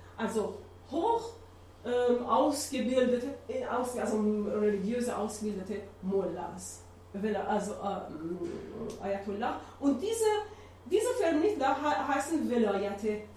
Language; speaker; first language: German; non-native, learner; Persian